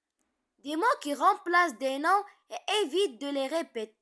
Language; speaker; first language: French; non-native, fluent; Arabic